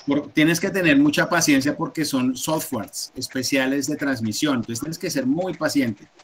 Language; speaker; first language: Spanish; native; Spanish